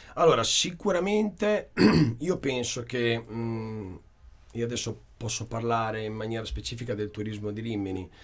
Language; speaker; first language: Italian; native; Italian